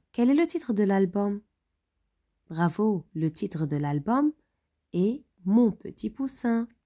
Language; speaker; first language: French; native; French